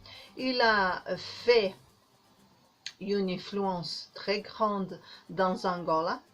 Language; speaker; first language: French; non-native, learner; Portuguese